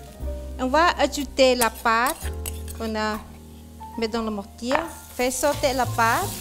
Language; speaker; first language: French; non-native, fluent; Thai